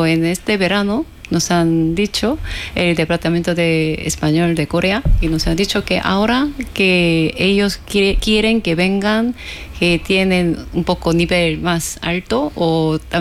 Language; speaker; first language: Spanish; non-native, fluent; Korean